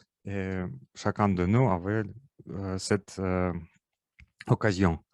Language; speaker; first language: French; non-native, learner; Russian